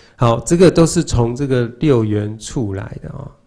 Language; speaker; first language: Chinese; native; Chinese